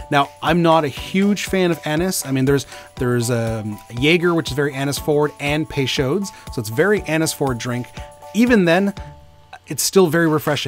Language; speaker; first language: English; native; English